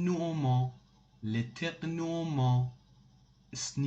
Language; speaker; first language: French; non-native, fluent; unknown